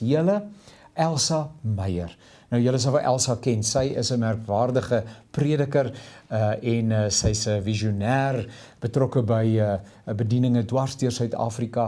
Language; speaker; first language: Afrikaans; native; Afrikaans